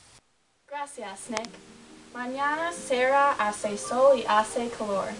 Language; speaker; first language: Spanish; non-native, learner; English